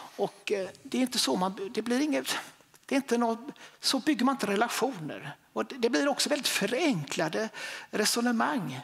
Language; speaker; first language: Swedish; native; Swedish